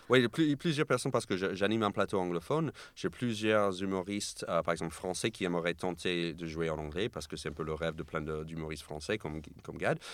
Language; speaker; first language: French; non-native, fluent; English